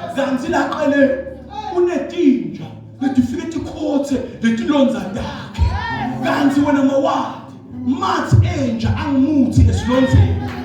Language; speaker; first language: Zulu; non-native, local second language; Swati